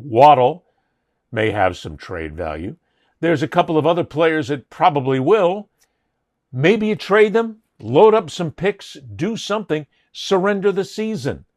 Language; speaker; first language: English; native; English